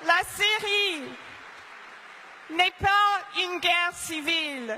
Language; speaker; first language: French; non-native, fluent; English